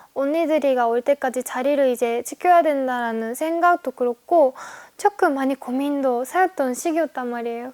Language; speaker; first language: Korean; non-native, fluent; Japanese